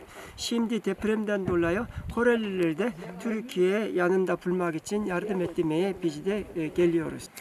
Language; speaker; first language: Turkish; non-native, learner; Korean